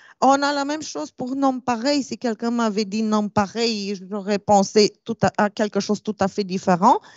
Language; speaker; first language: French; non-native, fluent; Romanian